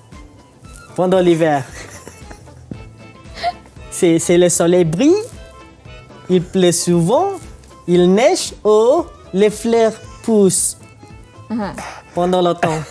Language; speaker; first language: French; non-native, fluent; Malay